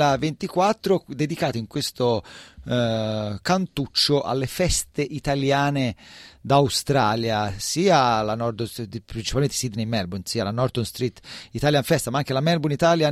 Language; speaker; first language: Italian; native; Italian